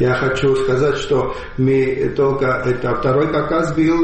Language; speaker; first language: Russian; non-native, fluent; Georgian